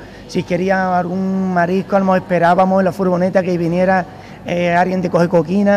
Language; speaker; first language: Spanish; native; Spanish